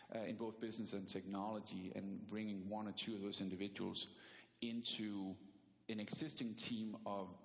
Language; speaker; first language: English; non-native, fluent; Danish